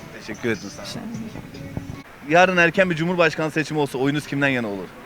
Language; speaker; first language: Turkish; native; Turkish